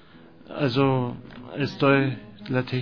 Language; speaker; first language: Spanish; non-native, learner; German